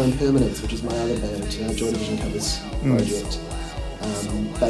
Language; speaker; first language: English; native; English